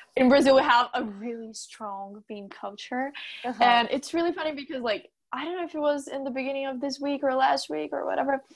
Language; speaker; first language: English; non-native, fluent; Portuguese